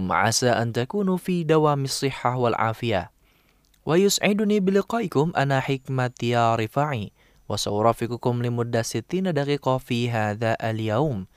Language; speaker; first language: Arabic; non-native, fluent; Indonesian